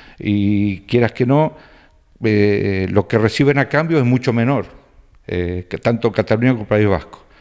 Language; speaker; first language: Spanish; native; Spanish